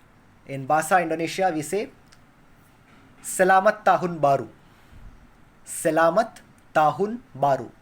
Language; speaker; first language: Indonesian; non-native, learner; Kannada